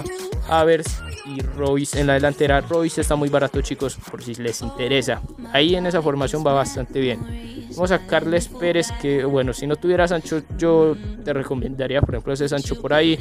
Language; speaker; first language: Spanish; native; Spanish